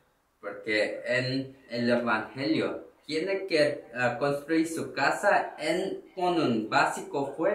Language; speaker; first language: Spanish; non-native, learner; Korean